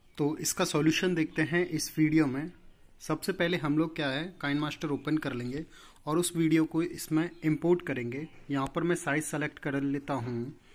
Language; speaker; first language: Hindi; native; Hindi